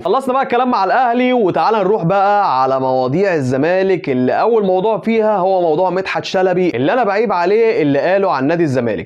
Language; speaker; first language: Arabic; native; Arabic